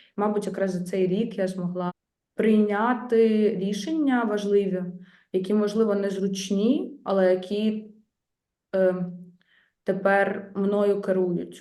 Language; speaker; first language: Ukrainian; native; Ukrainian